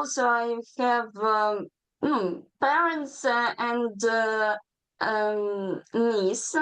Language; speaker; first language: English; non-native, learner; Ukrainian